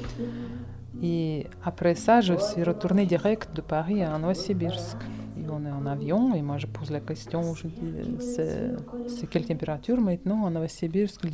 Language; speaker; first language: French; non-native, fluent; Russian